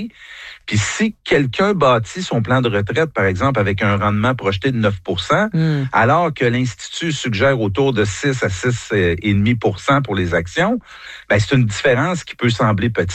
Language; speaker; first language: French; native; French